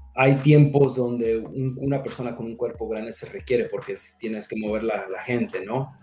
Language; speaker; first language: Spanish; early bilingual, heritage; Spanish